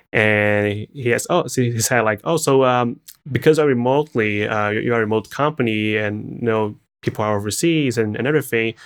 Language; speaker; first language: English; non-native, fluent; Portuguese